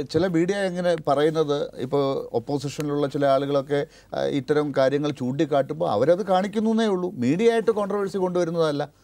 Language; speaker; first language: Malayalam; native; Malayalam